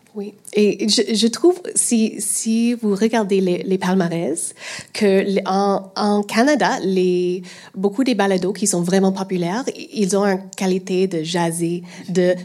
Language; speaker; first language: French; non-native, fluent; English